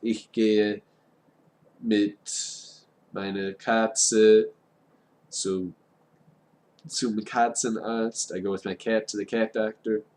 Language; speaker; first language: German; non-native, fluent; English